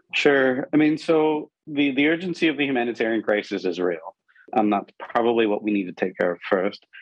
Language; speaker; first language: English; non-native, local second language; Urdu